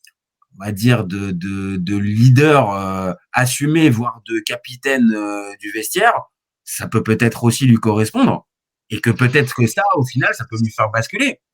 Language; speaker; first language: French; native; French